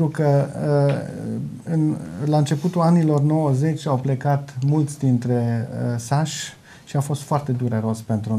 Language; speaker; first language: Romanian; non-native, local second language; German